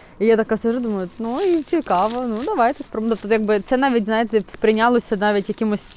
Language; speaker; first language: Ukrainian; non-native, local second language; Russian